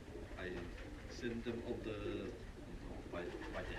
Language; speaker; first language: English; non-native, learner; Dutch